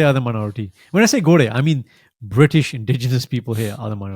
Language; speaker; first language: English; early bilingual, other home language; Punjabi